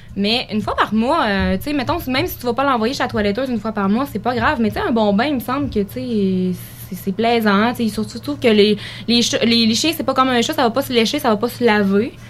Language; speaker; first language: French; native; French